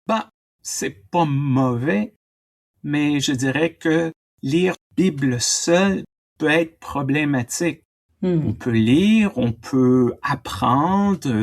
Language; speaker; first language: French; native; French